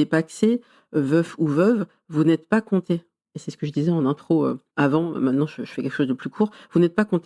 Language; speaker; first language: French; native; French